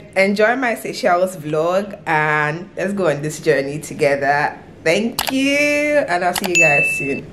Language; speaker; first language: English; non-native, local second language; Akan